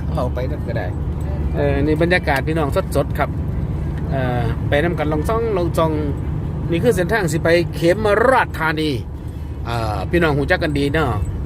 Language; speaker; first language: Thai; native; Thai